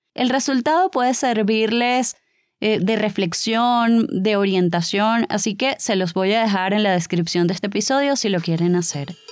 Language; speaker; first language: Spanish; native; Spanish